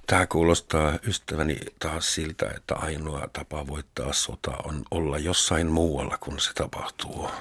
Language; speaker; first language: Finnish; non-native, fluent; German